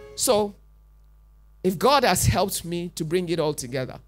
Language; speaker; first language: English; non-native, local second language; Yoruba